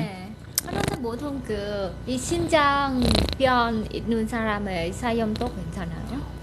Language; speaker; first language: Korean; non-native, learner; Vietnamese